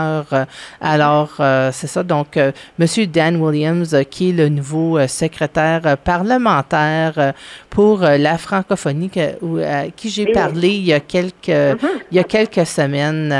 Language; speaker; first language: French; native; French